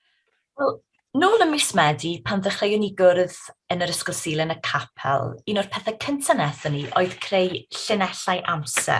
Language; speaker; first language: Welsh; native; Welsh